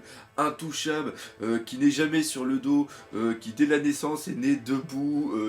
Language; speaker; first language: French; native; French